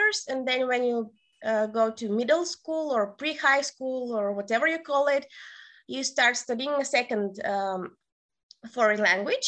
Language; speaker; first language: English; non-native, fluent; Bulgarian